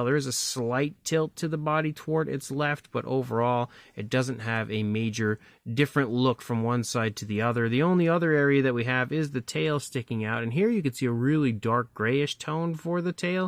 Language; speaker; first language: English; native; English